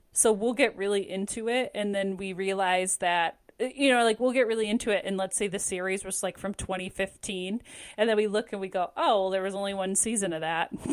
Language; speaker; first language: English; native; English